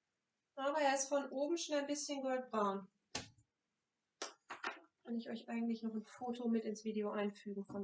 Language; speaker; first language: German; non-native, fluent; French